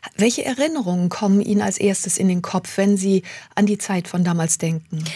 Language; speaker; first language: German; native; German